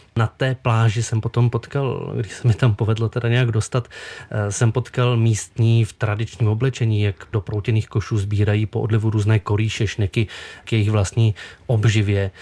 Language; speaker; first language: Czech; native; Czech